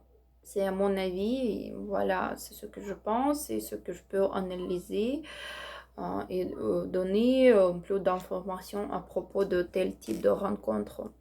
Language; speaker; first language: French; non-native, learner; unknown